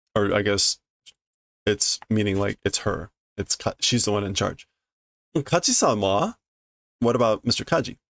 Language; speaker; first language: English; native; English